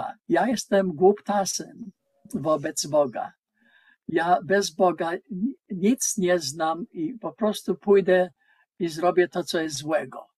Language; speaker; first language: Polish; non-native, learner; English